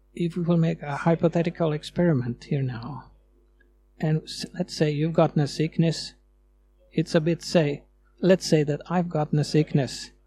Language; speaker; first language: English; non-native, fluent; Swedish